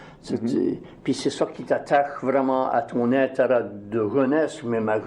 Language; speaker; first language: French; native; French